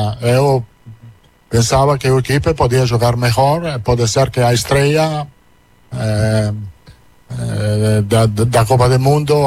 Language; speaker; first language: Portuguese; non-native, learner; Italian